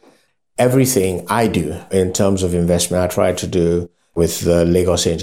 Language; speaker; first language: English; non-native, local second language; Yoruba